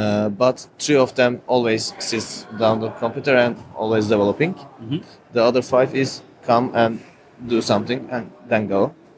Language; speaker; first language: English; non-native, learner; Turkish